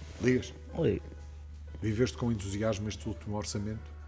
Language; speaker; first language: Portuguese; native; Portuguese